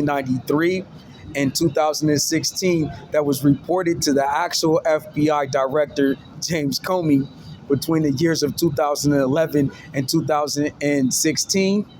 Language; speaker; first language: English; native; English